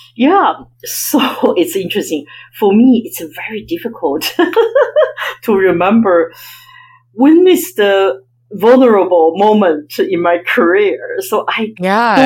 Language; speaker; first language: English; non-native, fluent; Chinese